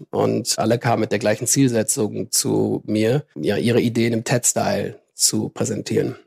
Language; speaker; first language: German; native; German